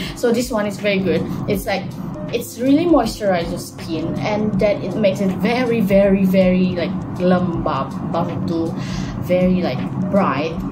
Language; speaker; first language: English; non-native, local second language; Malay